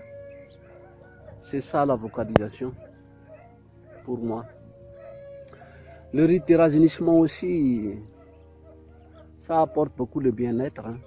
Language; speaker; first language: French; non-native, local second language; Malagasy